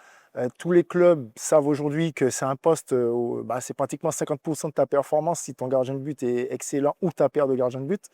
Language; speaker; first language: French; native; French